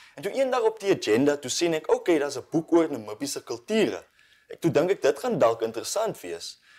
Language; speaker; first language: Afrikaans; non-native, local second language; English